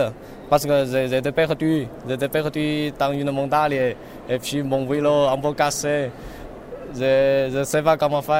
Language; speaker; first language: French; non-native, learner; Chinese